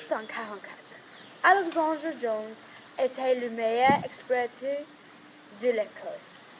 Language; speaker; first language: French; non-native, learner; English